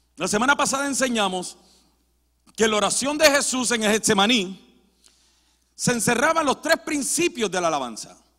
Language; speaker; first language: Spanish; early bilingual, heritage; Spanish